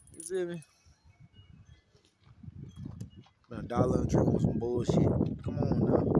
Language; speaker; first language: English; native; English